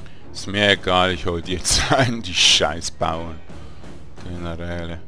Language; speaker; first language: German; native; German